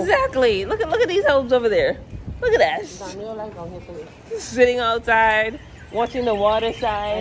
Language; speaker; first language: English; early bilingual, other home language; Spanish